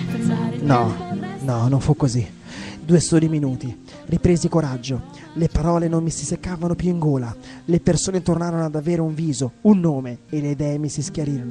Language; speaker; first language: Italian; native; Italian